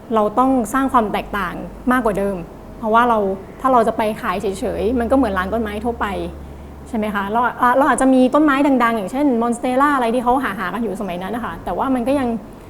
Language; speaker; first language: Thai; native; Thai